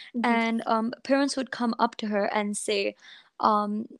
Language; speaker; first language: English; non-native, local second language; Hindi